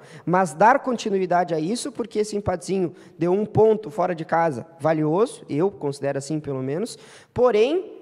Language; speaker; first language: Portuguese; native; Portuguese